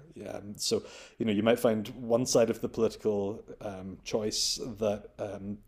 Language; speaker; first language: English; native; English